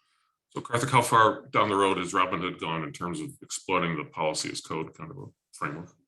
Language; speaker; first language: English; native; English